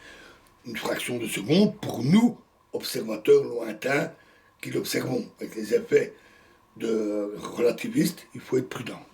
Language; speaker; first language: French; native; French